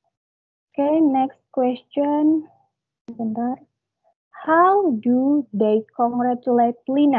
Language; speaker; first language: English; non-native, learner; Indonesian